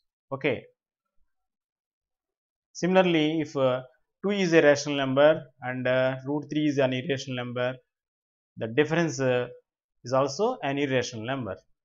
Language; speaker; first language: English; non-native, local second language; Telugu